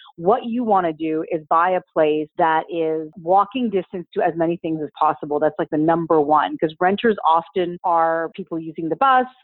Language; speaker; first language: English; native; English